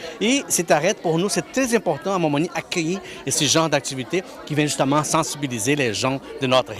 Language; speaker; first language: French; non-native, fluent; Portuguese